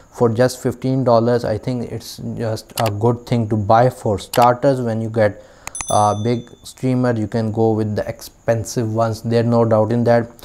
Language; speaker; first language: English; non-native, local second language; Urdu